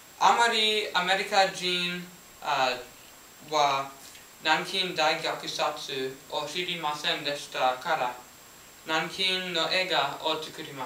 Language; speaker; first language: Japanese; non-native, learner; English